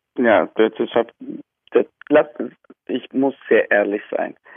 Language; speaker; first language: German; non-native, learner; Albanian